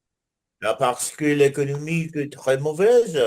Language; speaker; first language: French; non-native, learner; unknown